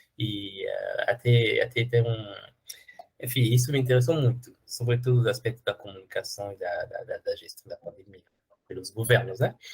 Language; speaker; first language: Portuguese; non-native, fluent; French